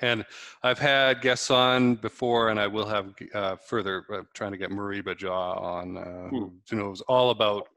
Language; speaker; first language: English; native; English